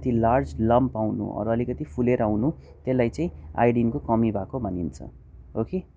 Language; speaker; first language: Nepali; non-native, local second language; Hindi